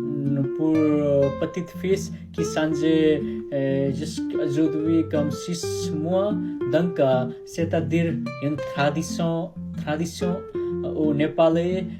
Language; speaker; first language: French; non-native, learner; Nepali